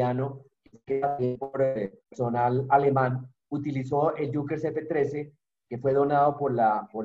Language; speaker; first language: Spanish; native; Spanish